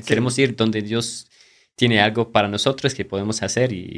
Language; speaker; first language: Spanish; non-native, fluent; English